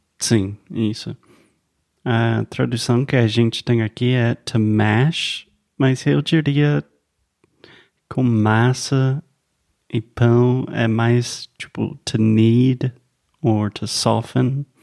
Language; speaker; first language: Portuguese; non-native, fluent; English